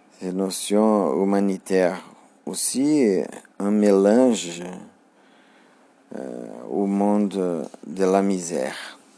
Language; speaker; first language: French; non-native, learner; Portuguese